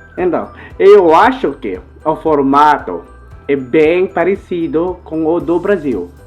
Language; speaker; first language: Portuguese; non-native, learner; Filipino